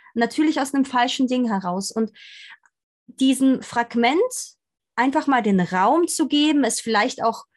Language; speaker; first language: German; native; German